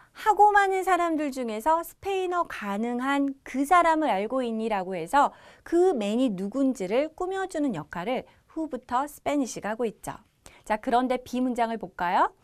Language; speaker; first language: Korean; native; Korean